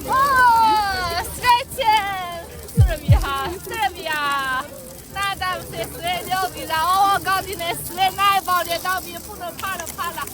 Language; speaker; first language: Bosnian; non-native, learner; Chinese